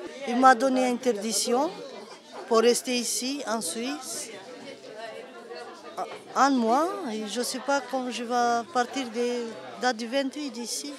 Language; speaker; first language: French; non-native, learner; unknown